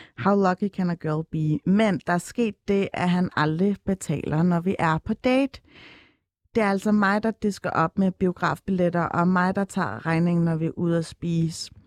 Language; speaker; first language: Danish; early bilingual, other home language; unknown